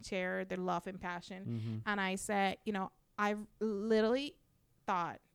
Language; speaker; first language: English; non-native, fluent; Spanish